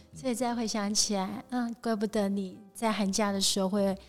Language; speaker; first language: Chinese; native; Chinese